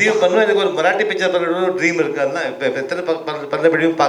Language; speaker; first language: Tamil; early bilingual, heritage; Tamil